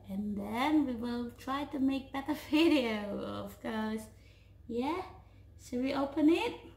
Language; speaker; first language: English; non-native, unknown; Javanese